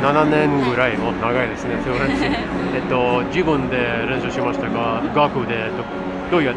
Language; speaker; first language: Japanese; non-native, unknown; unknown